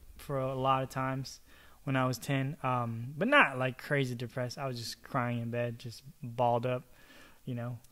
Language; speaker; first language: English; early bilingual, other home language; Chavacano